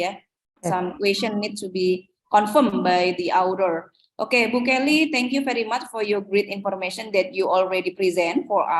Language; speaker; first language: English; non-native, fluent; Indonesian